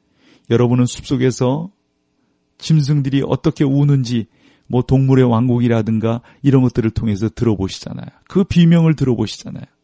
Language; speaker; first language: Korean; native; Korean